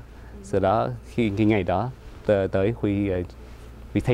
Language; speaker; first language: Vietnamese; early bilingual, other home language; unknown